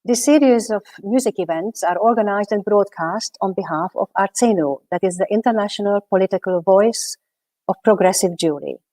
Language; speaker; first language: English; non-native, fluent; Hungarian